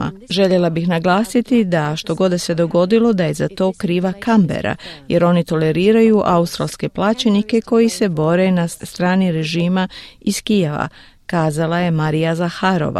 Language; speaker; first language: Croatian; native; Croatian